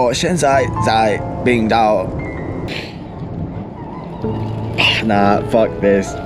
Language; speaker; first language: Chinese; non-native, learner; English